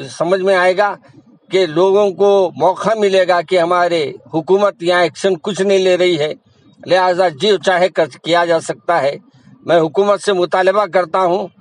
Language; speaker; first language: Hindi; non-native, local second language; Urdu